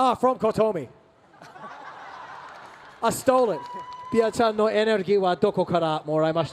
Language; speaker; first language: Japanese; non-native, learner; English